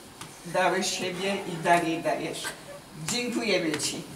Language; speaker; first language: Polish; early bilingual, heritage; Polish